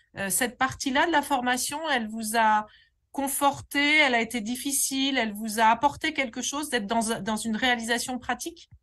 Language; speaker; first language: French; native; French